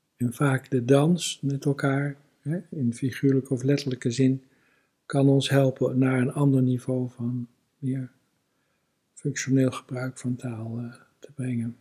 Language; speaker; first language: Dutch; native; Dutch